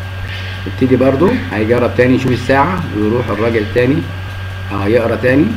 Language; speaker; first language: Arabic; native; Arabic